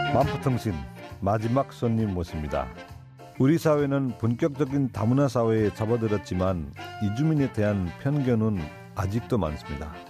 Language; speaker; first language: Korean; non-native, fluent; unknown